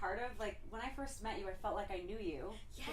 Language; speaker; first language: English; native; English